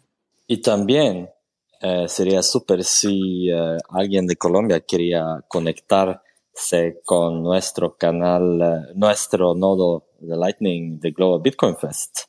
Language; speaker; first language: Spanish; non-native, fluent; Swedish